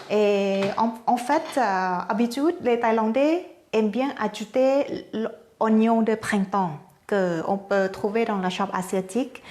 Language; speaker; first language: French; non-native, fluent; Thai